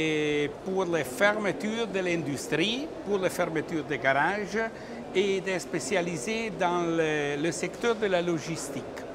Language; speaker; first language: French; non-native, learner; Italian